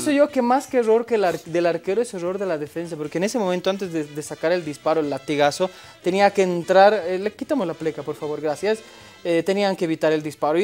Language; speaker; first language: Spanish; native; Spanish